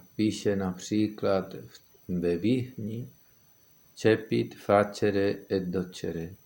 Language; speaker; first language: Czech; non-native, fluent; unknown